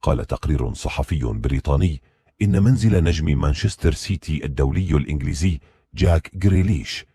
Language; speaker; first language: Arabic; native; Arabic